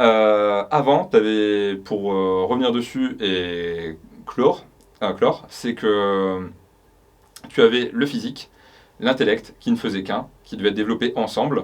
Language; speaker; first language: French; native; French